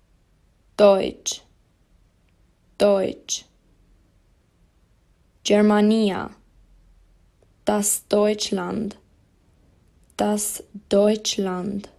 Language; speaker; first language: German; non-native, fluent; Albanian